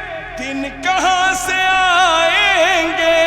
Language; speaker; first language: Urdu; native; Urdu